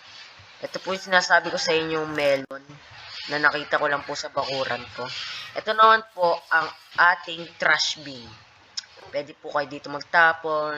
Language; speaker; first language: Filipino; native; Filipino